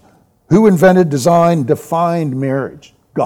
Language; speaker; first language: English; native; English